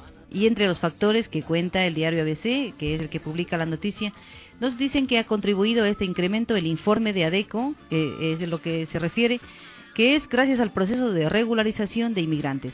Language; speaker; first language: Spanish; native; Spanish